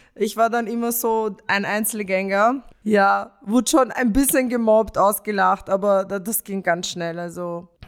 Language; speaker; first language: German; early bilingual, other home language; Romanian